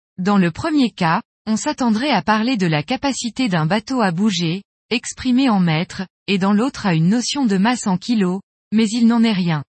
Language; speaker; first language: French; native; French